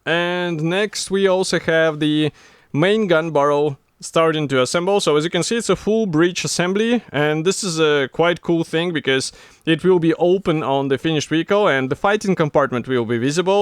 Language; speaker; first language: English; non-native, fluent; Russian